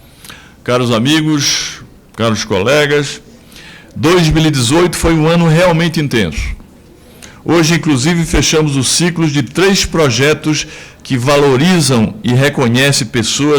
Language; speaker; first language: Portuguese; native; Portuguese